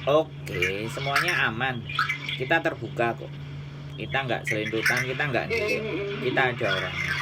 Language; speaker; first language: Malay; non-native, local second language; Javanese